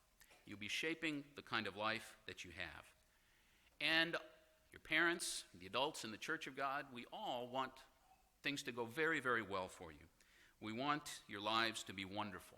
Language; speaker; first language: English; native; English